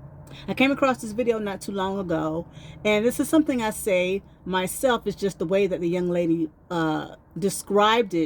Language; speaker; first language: English; native; English